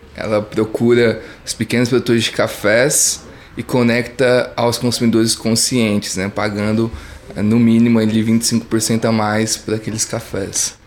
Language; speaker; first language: Portuguese; native; Portuguese